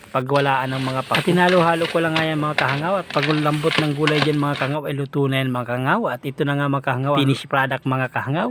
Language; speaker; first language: Filipino; non-native, local second language; Bikol